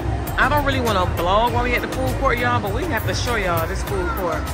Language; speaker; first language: English; native; English